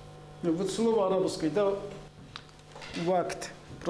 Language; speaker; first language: Russian; non-native, fluent; Azerbaijani